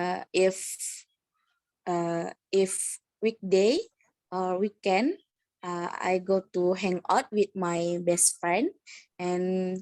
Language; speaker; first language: English; non-native, learner; Indonesian